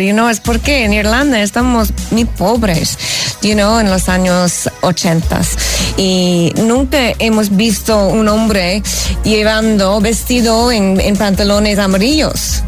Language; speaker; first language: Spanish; non-native, fluent; English